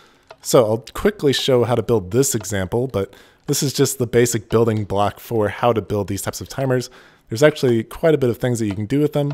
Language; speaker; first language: English; native; English